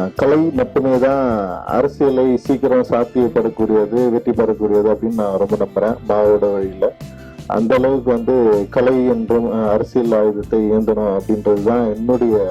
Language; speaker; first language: Tamil; native; Tamil